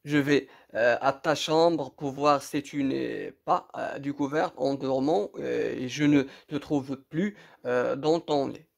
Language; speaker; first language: French; non-native, local second language; Arabic